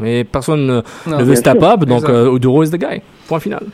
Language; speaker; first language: French; native; French